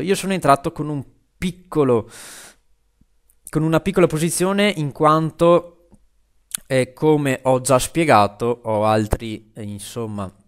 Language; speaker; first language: Italian; native; Italian